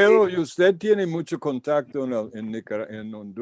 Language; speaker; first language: Spanish; non-native, fluent; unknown